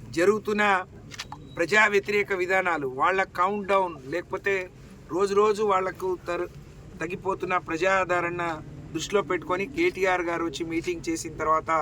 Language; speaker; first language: Telugu; native; Telugu